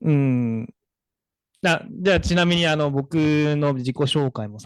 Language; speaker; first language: Japanese; native; Japanese